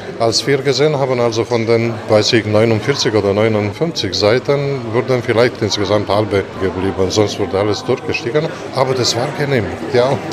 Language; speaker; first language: German; non-native, fluent; Romanian